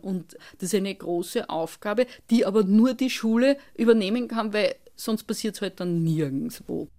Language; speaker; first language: German; native; German